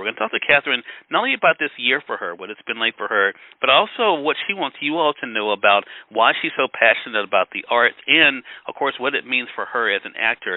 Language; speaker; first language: English; native; English